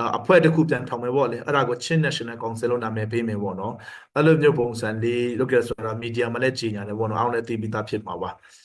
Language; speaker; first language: Burmese; non-native, local second language; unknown